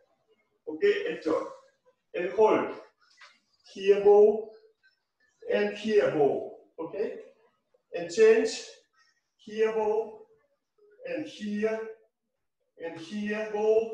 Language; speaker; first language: English; non-native, learner; Russian